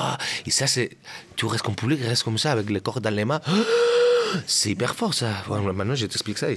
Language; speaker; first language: French; non-native, learner; Catalan